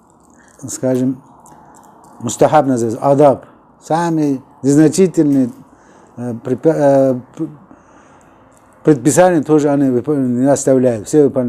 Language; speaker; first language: Russian; non-native, local second language; Uzbek